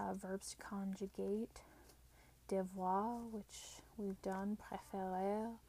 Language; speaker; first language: French; non-native, learner; English